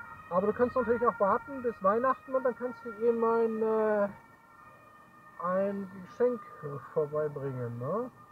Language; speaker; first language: German; native; German